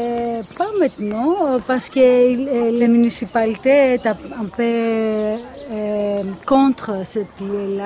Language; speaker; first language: French; non-native, fluent; Greek